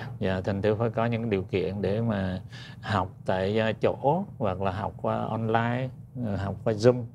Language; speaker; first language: Vietnamese; native; Vietnamese